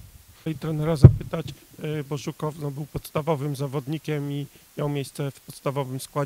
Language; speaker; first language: Polish; native; Polish